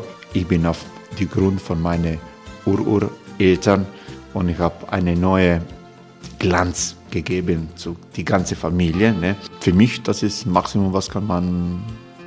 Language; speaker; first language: German; non-native, learner; Croatian